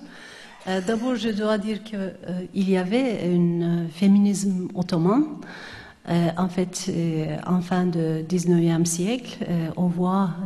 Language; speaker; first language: French; non-native, fluent; Turkish